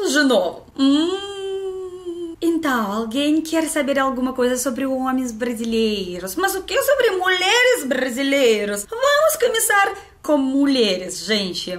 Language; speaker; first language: Portuguese; non-native, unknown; Russian